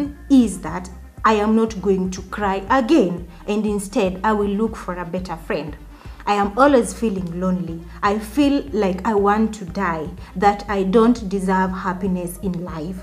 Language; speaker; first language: English; non-native, local second language; Swahili